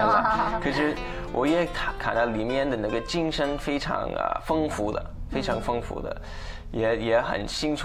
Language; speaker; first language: Chinese; non-native, fluent; English